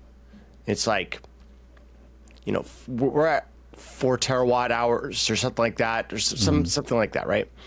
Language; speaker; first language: English; native; English